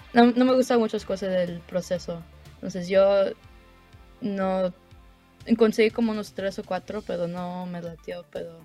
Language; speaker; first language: Spanish; early bilingual, heritage; Spanish